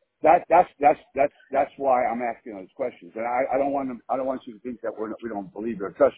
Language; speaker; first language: English; early bilingual, other home language; Spanish